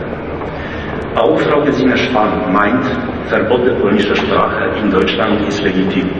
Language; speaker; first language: German; non-native, fluent; Polish